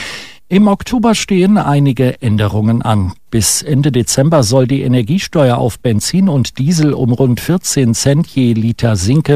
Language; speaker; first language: German; native; German